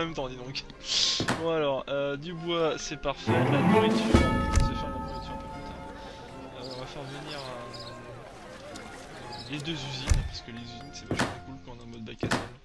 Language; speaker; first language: French; native; French